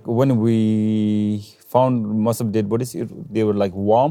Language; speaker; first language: English; non-native, local second language; Sherpa